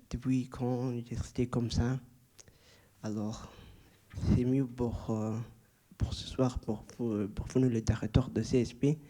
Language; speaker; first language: French; non-native, learner; Somali